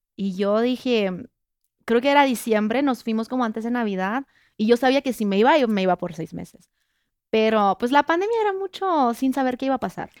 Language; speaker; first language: Spanish; non-native, fluent; French